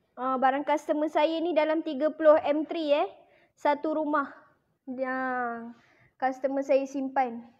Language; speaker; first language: Malay; native; Malay